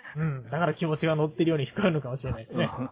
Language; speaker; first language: Japanese; native; Japanese